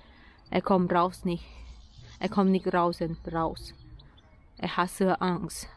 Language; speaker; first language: German; non-native, learner; Thai